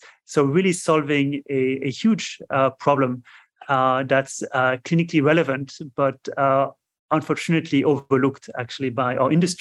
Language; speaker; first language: English; non-native, fluent; French